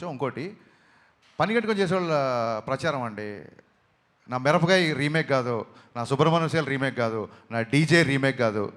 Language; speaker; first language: Telugu; native; Telugu